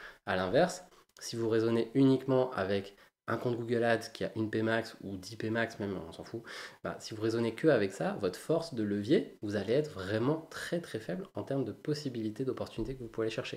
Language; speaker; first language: French; native; French